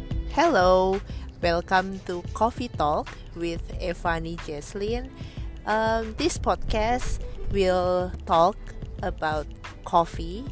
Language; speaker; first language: English; non-native, fluent; Indonesian